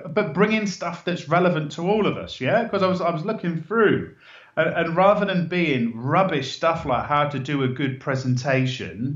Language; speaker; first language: English; native; English